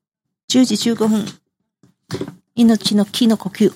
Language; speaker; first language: Japanese; non-native, fluent; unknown